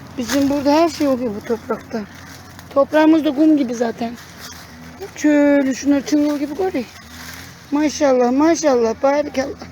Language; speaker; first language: Turkish; native; Turkish